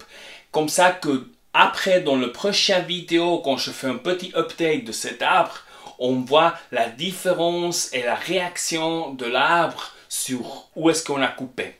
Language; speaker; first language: French; non-native, fluent; Spanish